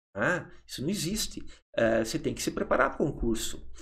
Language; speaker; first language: Portuguese; native; Portuguese